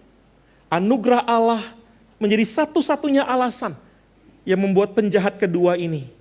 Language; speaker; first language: Indonesian; native; Indonesian